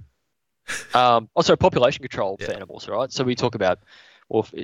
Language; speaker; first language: English; native; English